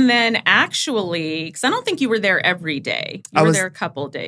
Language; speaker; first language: English; native; English